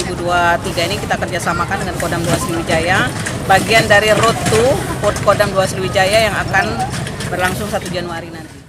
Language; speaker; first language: Indonesian; native; Indonesian